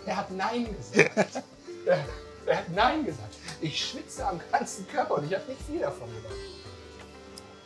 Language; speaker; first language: German; native; German